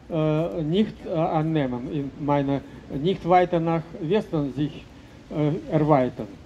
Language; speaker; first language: German; non-native, learner; Russian